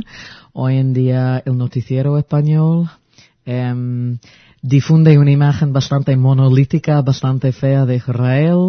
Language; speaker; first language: Spanish; early bilingual, heritage; Spanish